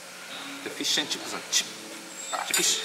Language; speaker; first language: Japanese; native; Japanese